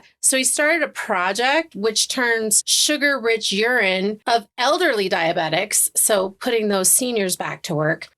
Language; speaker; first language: English; native; English